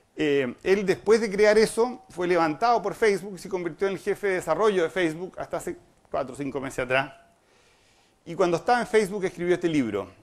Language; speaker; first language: Spanish; native; Spanish